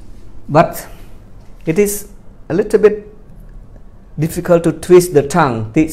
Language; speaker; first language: English; non-native, fluent; Khmer